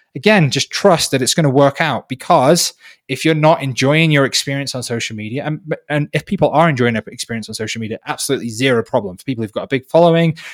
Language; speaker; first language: English; native; English